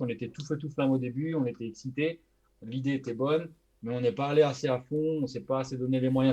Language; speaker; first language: French; native; French